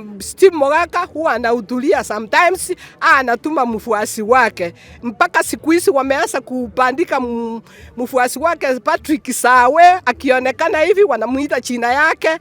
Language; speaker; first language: Swahili; non-native, local second language; Gusii